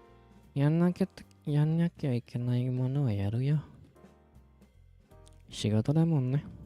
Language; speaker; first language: Japanese; non-native, fluent; Indonesian